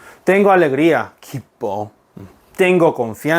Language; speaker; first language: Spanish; non-native, fluent; Korean